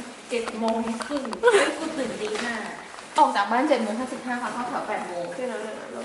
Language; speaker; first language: Thai; native; Thai